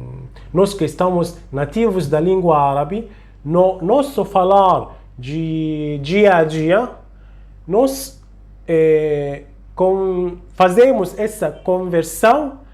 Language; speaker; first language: Portuguese; non-native, fluent; Arabic